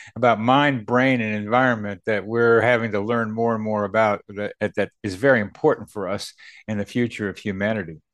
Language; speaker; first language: English; native; English